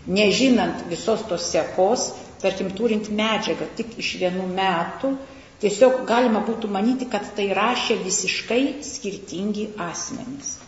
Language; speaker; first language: Lithuanian; native; Lithuanian